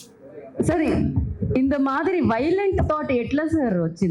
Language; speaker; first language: Telugu; native; Telugu